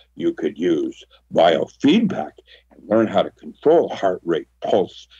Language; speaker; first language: English; early bilingual, other home language; Filipino